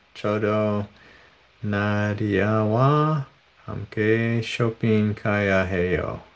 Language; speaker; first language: Korean; non-native, learner; English